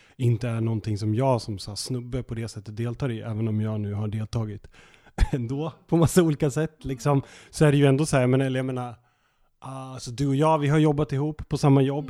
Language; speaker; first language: Swedish; native; Swedish